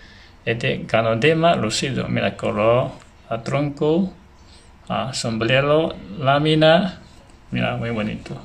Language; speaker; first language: Spanish; non-native, learner; Chinese